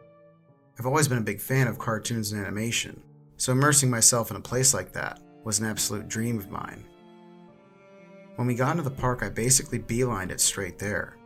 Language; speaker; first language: English; native; English